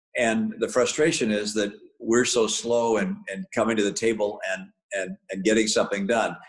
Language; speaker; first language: English; native; English